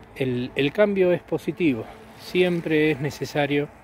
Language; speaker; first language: Spanish; native; Spanish